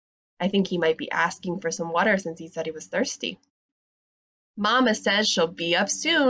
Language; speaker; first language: English; native; English